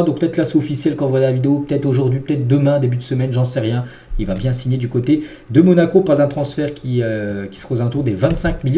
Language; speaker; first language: French; native; French